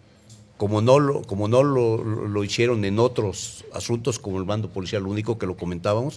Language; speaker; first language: Spanish; native; Spanish